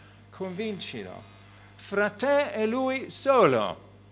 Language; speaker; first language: Italian; non-native, fluent; English